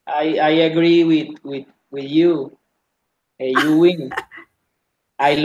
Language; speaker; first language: English; non-native, learner; Spanish